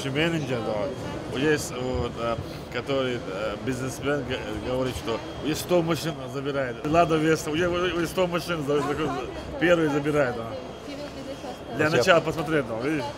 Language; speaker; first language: Russian; non-native, local second language; Chechen